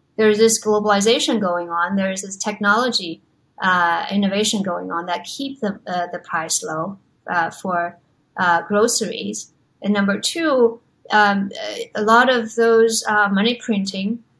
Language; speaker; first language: English; non-native, fluent; Chinese